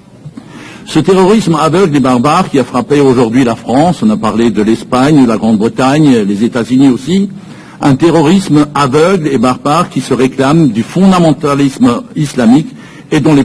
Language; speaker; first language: French; native; French